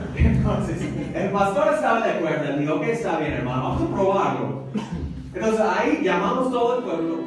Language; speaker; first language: Spanish; non-native, fluent; English